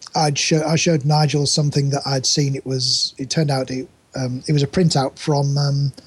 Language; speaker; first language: English; native; English